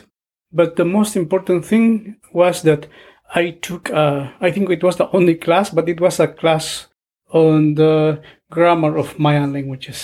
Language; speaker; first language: English; non-native, fluent; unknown